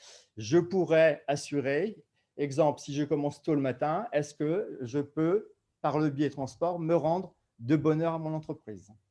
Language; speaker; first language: French; native; French